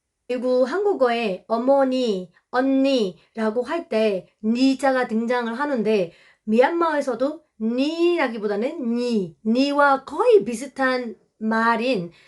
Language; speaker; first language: Korean; non-native, fluent; Burmese